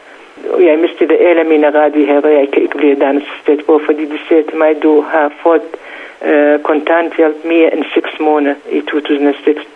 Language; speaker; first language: Danish; non-native, learner; Central Kurdish